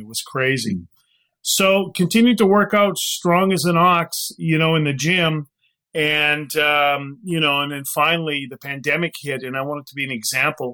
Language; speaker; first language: English; native; English